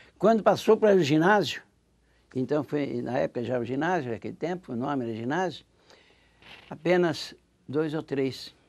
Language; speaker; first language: Portuguese; native; Portuguese